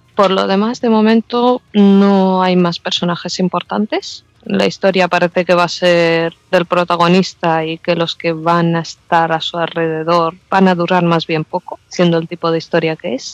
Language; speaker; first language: Spanish; native; Spanish